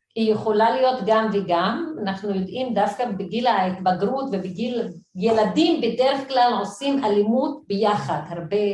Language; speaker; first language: Hebrew; non-native, local second language; Arabic